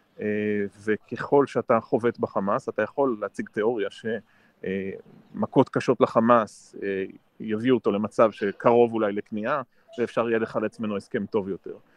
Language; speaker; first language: Hebrew; native; Hebrew